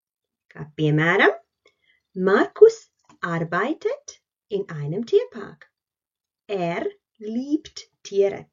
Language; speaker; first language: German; non-native, fluent; Latvian